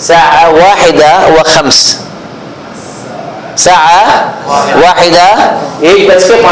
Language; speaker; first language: Arabic; non-native, fluent; Urdu